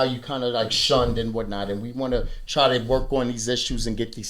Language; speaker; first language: English; native; English